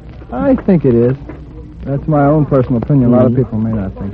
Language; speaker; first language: English; native; English